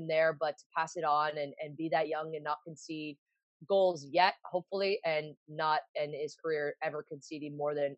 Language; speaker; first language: English; native; English